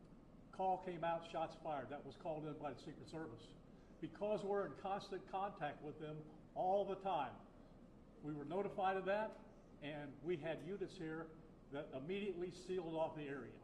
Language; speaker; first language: English; native; English